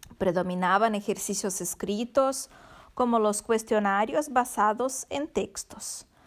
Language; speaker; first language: Spanish; non-native, fluent; Portuguese